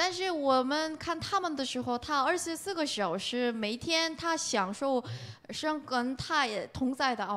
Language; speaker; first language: Chinese; non-native, learner; Korean